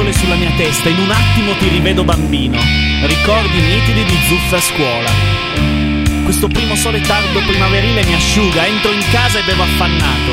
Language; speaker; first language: Italian; native; Italian